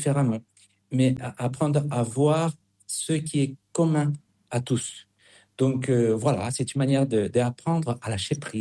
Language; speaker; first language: French; non-native, fluent; Spanish